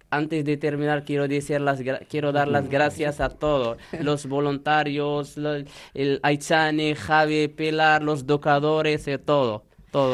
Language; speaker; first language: Spanish; non-native, learner; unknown